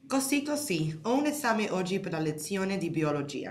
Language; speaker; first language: Italian; non-native, learner; English